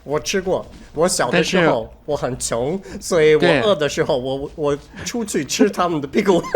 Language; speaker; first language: Chinese; non-native, fluent; English